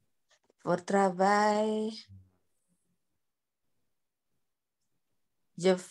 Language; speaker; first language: French; non-native, learner; Indonesian